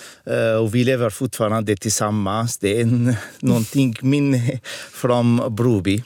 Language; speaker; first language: Swedish; non-native, fluent; Arabic